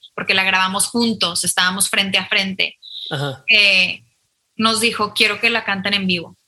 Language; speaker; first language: Spanish; native; Spanish